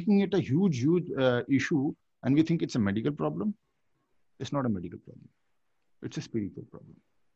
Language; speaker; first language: English; non-native, local second language; Hindi